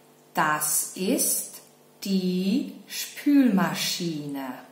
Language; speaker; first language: German; non-native, fluent; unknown